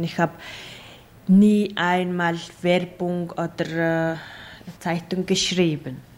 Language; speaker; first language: German; non-native, learner; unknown